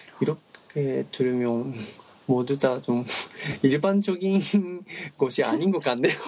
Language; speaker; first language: Korean; non-native, learner; Japanese